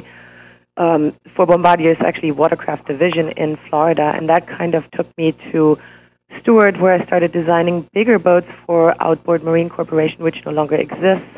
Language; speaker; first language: English; non-native, fluent; German